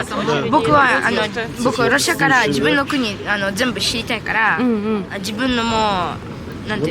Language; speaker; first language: Japanese; non-native, learner; Russian